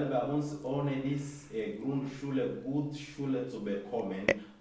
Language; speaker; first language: German; non-native, fluent; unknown